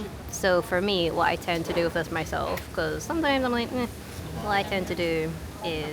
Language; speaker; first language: English; native; English